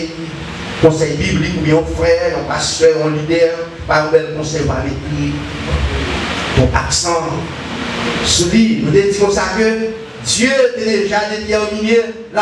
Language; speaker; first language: French; non-native, learner; Haitian Creole